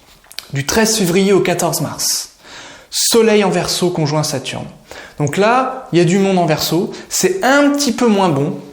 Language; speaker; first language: French; native; French